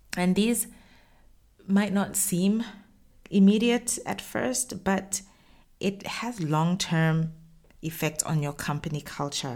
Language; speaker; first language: English; non-native, local second language; Tswana